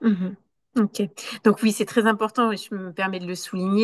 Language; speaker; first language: French; native; French